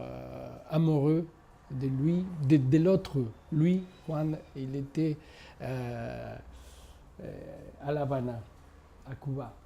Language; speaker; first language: French; non-native, fluent; Spanish